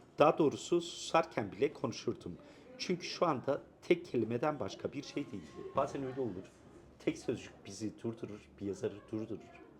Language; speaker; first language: Turkish; non-native, local second language; Kurdish